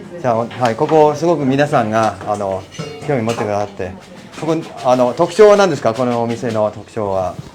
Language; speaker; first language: Japanese; non-native, fluent; Thai